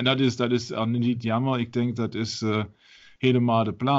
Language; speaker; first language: Dutch; non-native, learner; German